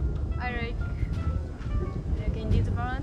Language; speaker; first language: English; non-native, learner; Japanese